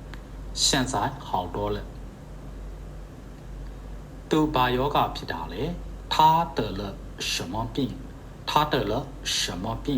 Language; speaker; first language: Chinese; non-native, fluent; Burmese